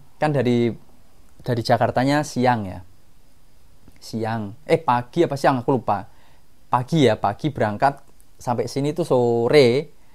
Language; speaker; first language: Indonesian; non-native, local second language; Javanese